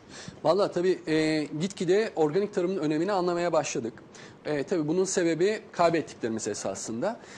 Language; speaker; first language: Turkish; native; Turkish